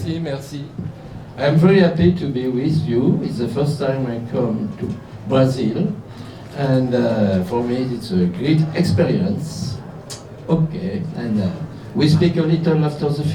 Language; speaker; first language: English; non-native, fluent; French